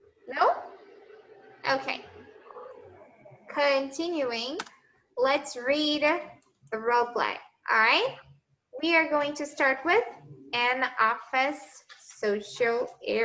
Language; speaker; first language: English; non-native, fluent; Portuguese